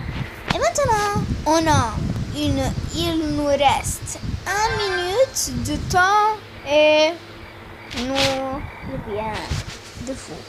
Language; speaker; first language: French; non-native, learner; Arabic